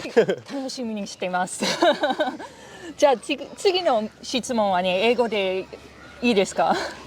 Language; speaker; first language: Japanese; non-native, fluent; English